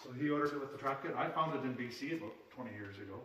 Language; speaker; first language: English; native; English